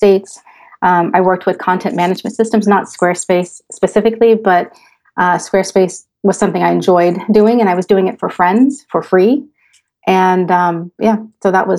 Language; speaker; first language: English; native; English